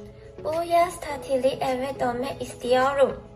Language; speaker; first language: Turkish; non-native, learner; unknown